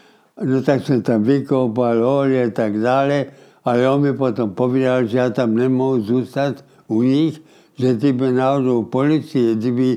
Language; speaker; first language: Czech; early bilingual, heritage; Czech